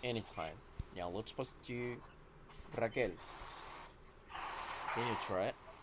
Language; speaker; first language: English; non-native, fluent; Spanish